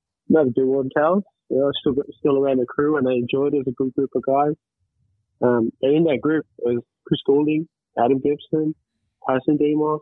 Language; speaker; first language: English; native; English